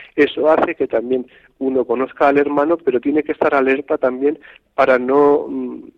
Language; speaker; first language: Spanish; native; Spanish